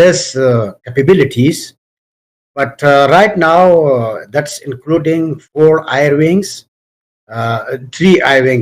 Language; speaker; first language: English; non-native, fluent; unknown